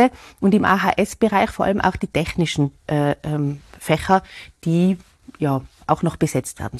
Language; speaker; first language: German; native; German